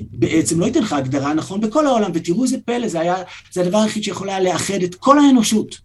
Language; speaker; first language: Hebrew; native; Hebrew